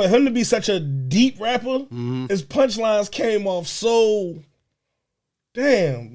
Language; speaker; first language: English; native; English